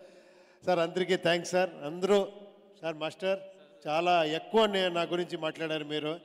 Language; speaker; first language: Telugu; non-native, local second language; Kannada